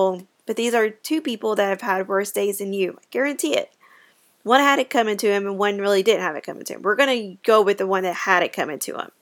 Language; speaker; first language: English; native; English